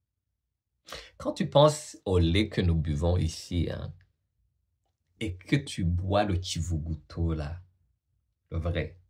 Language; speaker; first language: French; native; French